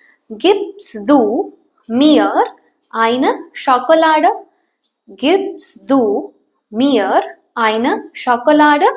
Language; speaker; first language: German; non-native, learner; Tamil